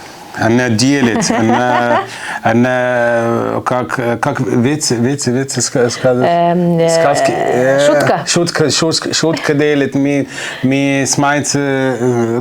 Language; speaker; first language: Russian; non-native, learner; German